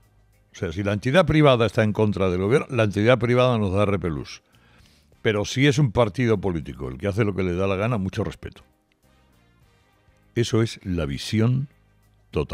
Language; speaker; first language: Spanish; native; Spanish